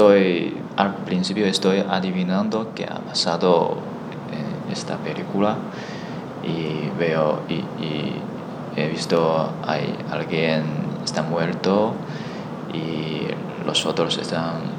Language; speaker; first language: Spanish; non-native, learner; Chinese